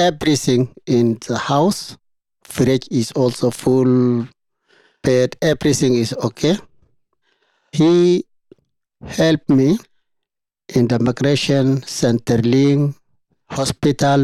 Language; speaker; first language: English; non-native, learner; Arabic